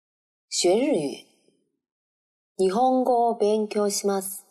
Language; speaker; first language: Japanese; non-native, learner; Chinese